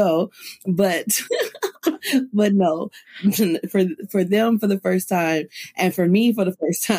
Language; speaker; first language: English; native; English